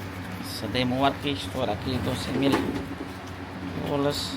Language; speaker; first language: Spanish; non-native, learner; Pashto